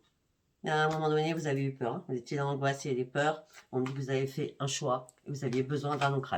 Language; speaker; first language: French; native; French